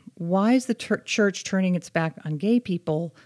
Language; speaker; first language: English; native; English